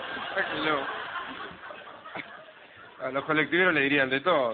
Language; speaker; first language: Spanish; native; Spanish